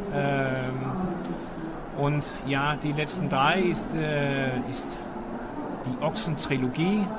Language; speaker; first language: German; non-native, learner; Danish